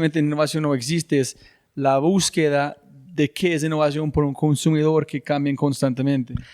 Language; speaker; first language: Spanish; non-native, fluent; English